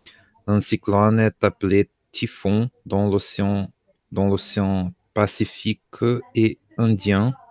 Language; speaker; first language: French; non-native, learner; Portuguese